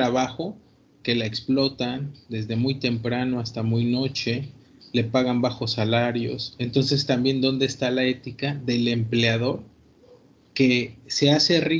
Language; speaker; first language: Spanish; native; Spanish